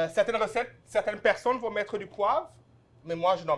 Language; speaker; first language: French; non-native, local second language; Wolof